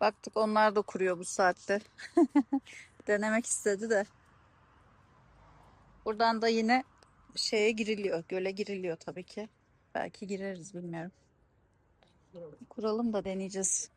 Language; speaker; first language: Turkish; native; Turkish